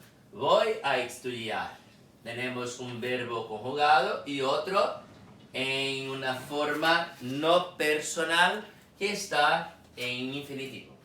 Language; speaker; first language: Spanish; non-native, fluent; Portuguese